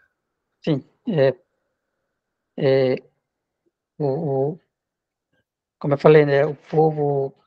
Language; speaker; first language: Portuguese; non-native, local second language; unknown